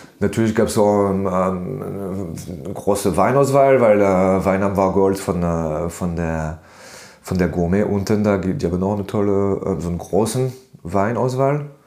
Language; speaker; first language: German; non-native, fluent; French